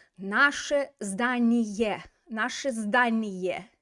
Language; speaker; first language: Russian; non-native, fluent; English